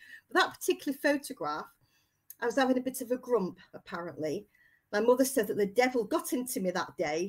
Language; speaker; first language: English; native; English